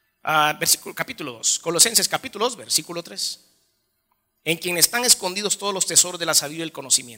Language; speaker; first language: Spanish; native; Spanish